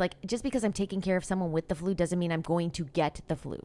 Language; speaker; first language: English; native; English